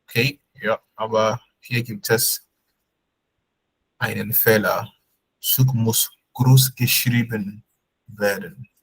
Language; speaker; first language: German; non-native, fluent; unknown